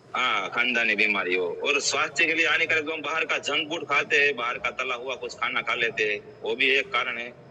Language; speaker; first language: Hindi; non-native, local second language; Gujarati